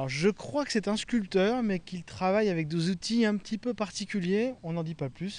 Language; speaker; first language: French; native; French